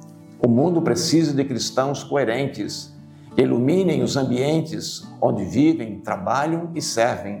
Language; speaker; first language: Portuguese; native; Portuguese